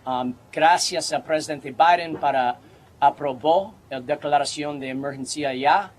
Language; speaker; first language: Spanish; non-native, learner; English